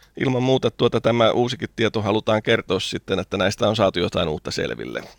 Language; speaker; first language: Finnish; native; Finnish